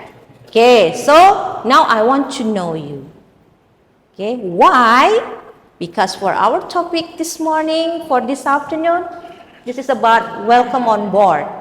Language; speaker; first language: English; non-native, fluent; Indonesian